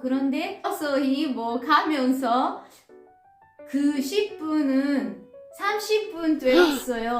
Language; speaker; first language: Korean; non-native, fluent; Italian